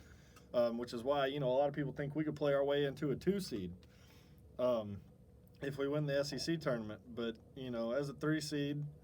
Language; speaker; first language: English; native; English